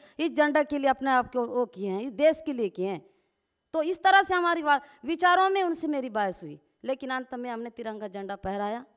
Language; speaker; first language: Hindi; non-native, local second language; Gondi